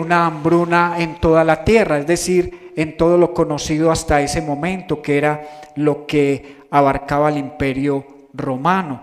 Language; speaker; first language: Spanish; native; Spanish